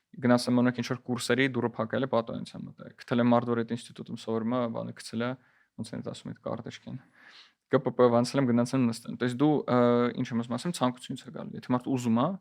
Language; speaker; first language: Armenian; native; Armenian